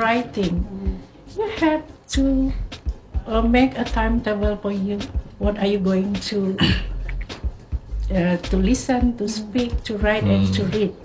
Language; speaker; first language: English; non-native, fluent; Indonesian